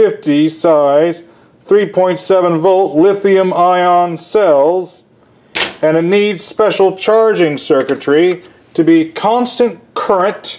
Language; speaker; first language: English; native; English